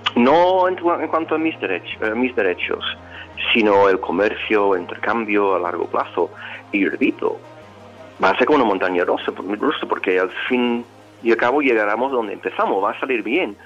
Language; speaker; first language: Spanish; non-native, fluent; English